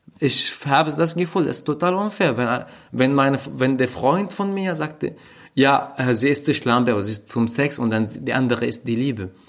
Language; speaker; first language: German; non-native, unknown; Arabic